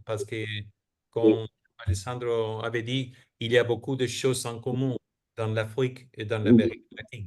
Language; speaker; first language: French; non-native, fluent; Spanish